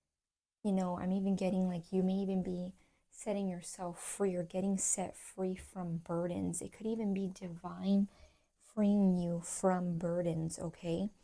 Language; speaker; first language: English; native; English